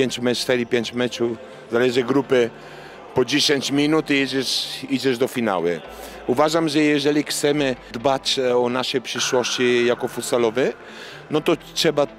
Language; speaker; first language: Polish; non-native, learner; Italian